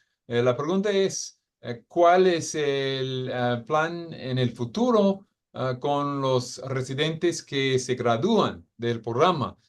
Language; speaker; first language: Spanish; non-native, fluent; English